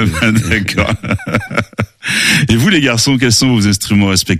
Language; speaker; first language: French; native; French